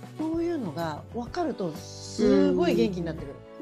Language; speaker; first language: Japanese; native; Japanese